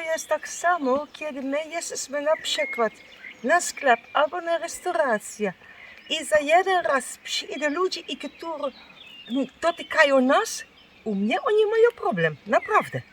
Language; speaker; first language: Polish; non-native, learner; Dutch